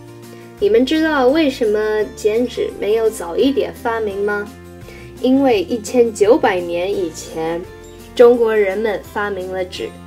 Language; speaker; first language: Chinese; non-native, learner; English